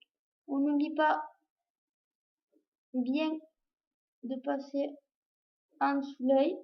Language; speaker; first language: French; native; French